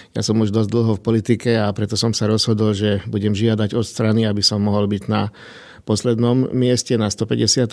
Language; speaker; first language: Slovak; non-native, local second language; Hungarian